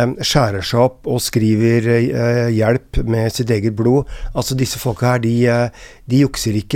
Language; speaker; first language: Norwegian; native; Norwegian